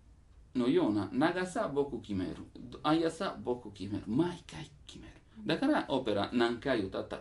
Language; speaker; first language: Japanese; non-native, learner; Italian